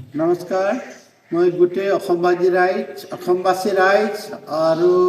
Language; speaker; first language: Assamese; non-native, local second language; Nepali